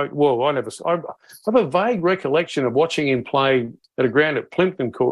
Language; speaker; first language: English; native; English